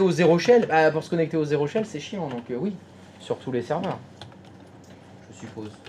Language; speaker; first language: French; native; French